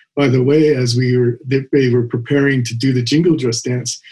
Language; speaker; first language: English; native; English